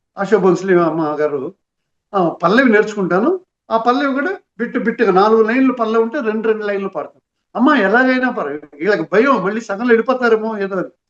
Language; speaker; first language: Telugu; native; Telugu